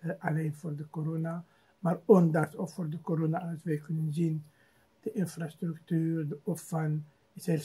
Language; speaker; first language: Dutch; non-native, fluent; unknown